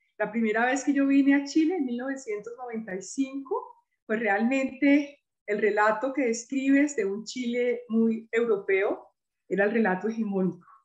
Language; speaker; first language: Spanish; native; Spanish